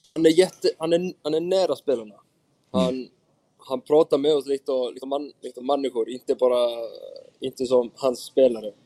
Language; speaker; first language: Swedish; non-native, fluent; Icelandic